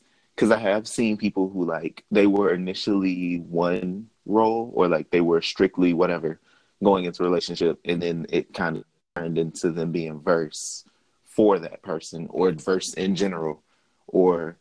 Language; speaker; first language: English; native; English